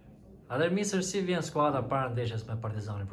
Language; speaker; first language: Albanian; native; Albanian